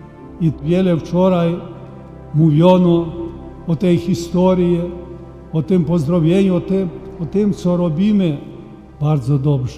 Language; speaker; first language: Polish; early bilingual, heritage; Polish